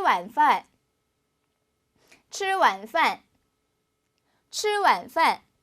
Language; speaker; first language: Chinese; non-native, fluent; Korean